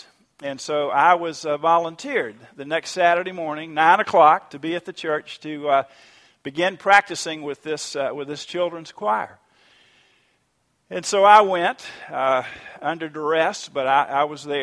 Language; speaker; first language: English; native; English